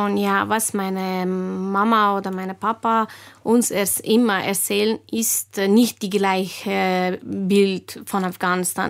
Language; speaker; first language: German; non-native, learner; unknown